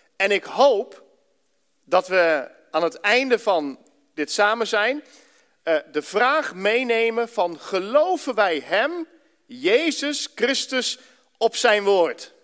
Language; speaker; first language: Dutch; native; Dutch